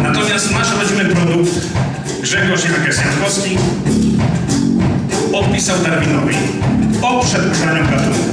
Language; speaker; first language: Polish; native; Polish